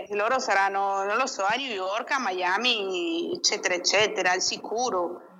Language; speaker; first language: Italian; non-native, fluent; Spanish